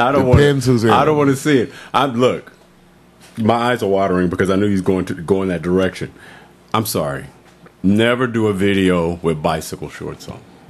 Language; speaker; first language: English; native; English